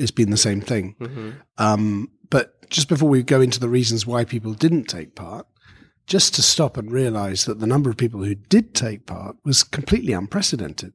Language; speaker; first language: English; native; English